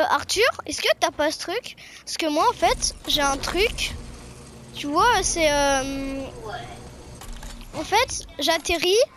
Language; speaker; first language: French; native; French